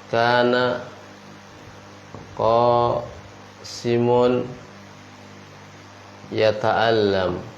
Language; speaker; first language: Arabic; non-native, fluent; Indonesian